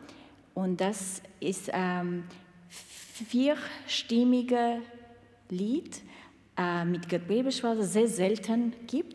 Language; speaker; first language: German; non-native, fluent; Armenian